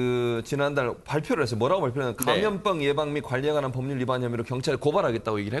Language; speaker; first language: Korean; native; Korean